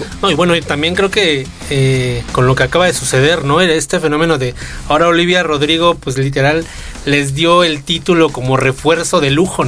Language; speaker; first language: Spanish; native; Spanish